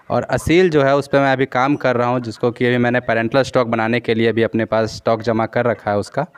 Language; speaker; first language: Hindi; native; Hindi